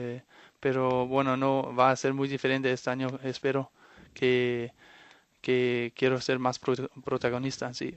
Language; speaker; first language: Spanish; non-native, fluent; Danish